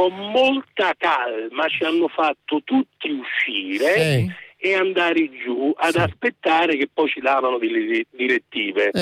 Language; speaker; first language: Italian; native; Italian